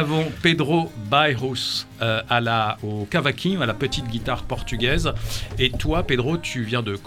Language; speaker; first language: French; native; French